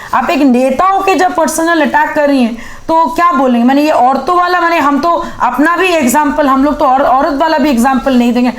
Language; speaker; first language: Hindi; native; Hindi